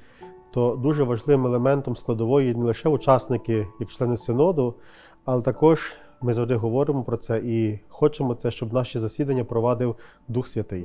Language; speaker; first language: Ukrainian; native; Ukrainian